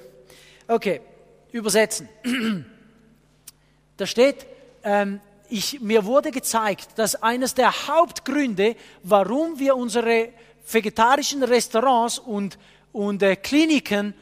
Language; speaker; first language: German; non-native, fluent; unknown